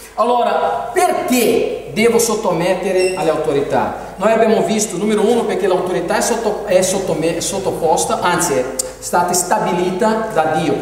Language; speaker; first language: Italian; non-native, fluent; Portuguese